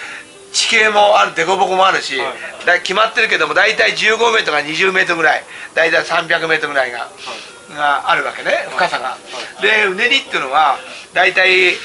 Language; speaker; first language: Japanese; native; Japanese